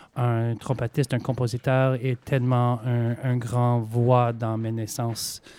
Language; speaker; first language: French; native; French